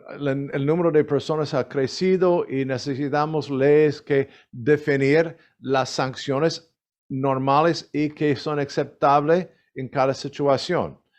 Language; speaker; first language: Spanish; non-native, learner; English